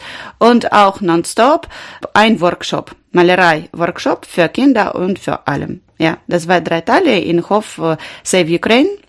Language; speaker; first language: German; non-native, learner; Ukrainian